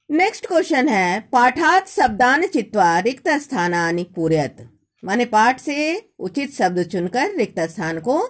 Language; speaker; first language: Hindi; native; Hindi